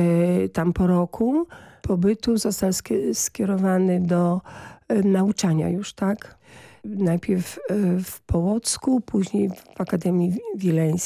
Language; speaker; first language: Polish; native; Polish